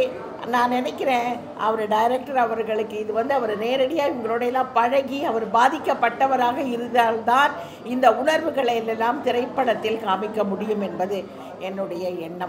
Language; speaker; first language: Tamil; native; Tamil